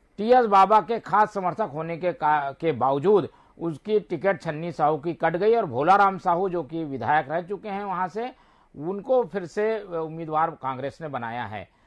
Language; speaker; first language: Hindi; native; Hindi